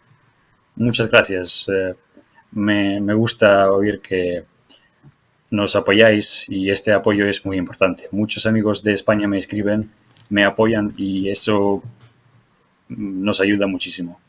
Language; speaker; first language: Spanish; non-native, fluent; Ukrainian